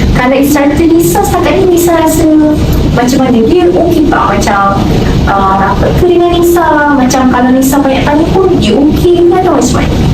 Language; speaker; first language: Malay; native; Malay